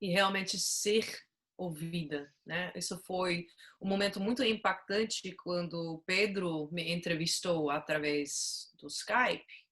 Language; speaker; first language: Portuguese; non-native, fluent; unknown